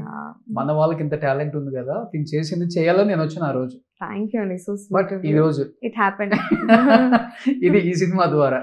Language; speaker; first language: Telugu; native; Telugu